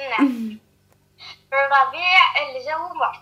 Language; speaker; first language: Arabic; non-native, learner; French